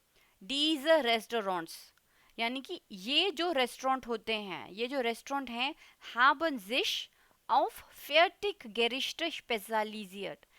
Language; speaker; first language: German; non-native, fluent; Hindi